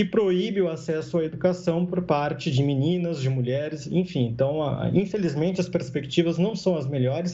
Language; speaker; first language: Portuguese; native; Portuguese